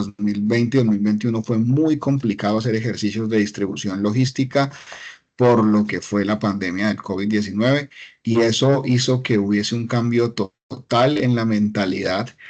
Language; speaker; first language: Spanish; native; Spanish